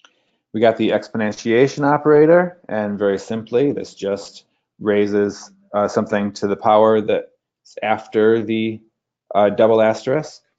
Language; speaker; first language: English; native; English